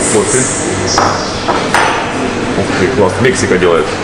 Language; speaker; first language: Russian; native; Russian